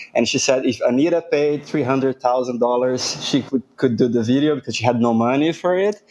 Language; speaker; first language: English; non-native, fluent; Portuguese